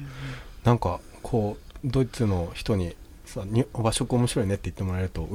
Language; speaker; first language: Japanese; native; Japanese